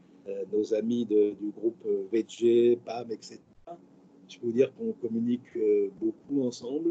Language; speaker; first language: French; native; French